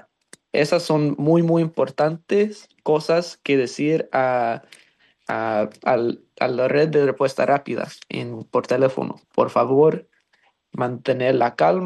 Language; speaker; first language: Spanish; non-native, learner; English